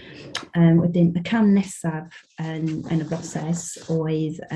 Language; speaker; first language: Welsh; native; Welsh